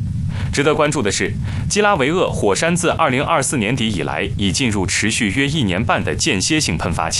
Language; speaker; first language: Chinese; native; Chinese